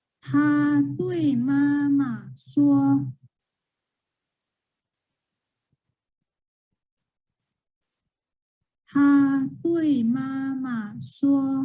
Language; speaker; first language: Chinese; non-native, fluent; Thai